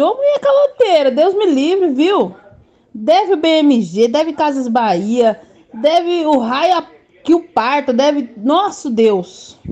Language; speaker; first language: Portuguese; native; Portuguese